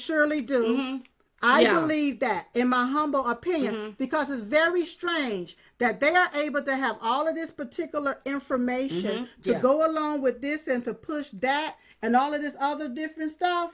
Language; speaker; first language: English; native; English